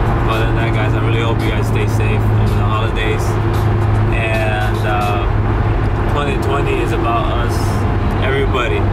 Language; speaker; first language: English; native; English